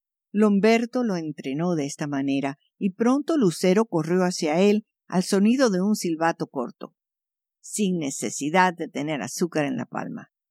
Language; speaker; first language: Spanish; early bilingual, heritage; Spanish